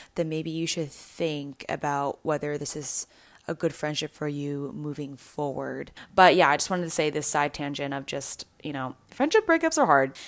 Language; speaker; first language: English; native; English